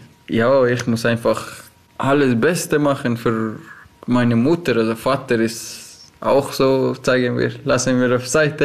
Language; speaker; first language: German; non-native, learner; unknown